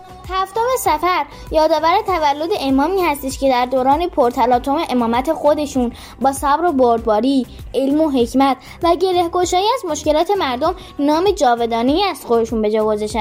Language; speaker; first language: Persian; native; Persian